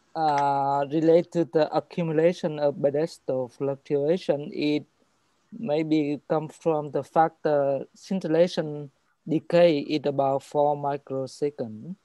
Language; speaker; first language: English; non-native, fluent; Vietnamese